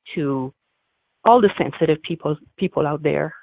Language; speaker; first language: English; non-native, fluent; Italian